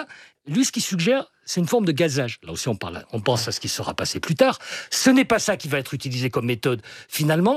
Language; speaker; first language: French; native; French